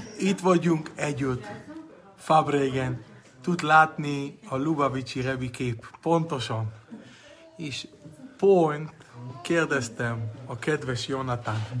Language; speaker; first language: Hungarian; non-native, learner; Hebrew